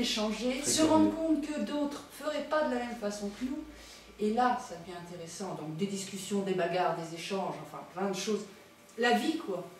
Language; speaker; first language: French; native; French